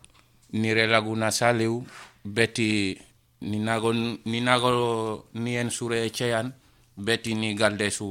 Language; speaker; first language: Basque; non-native, learner; Wolof